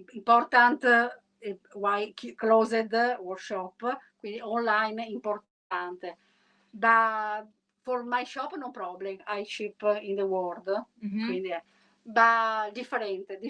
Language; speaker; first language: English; non-native, learner; Italian